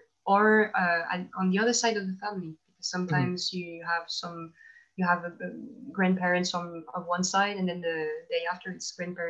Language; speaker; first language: English; non-native, fluent; French